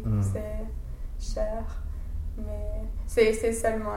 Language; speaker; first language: French; non-native, fluent; English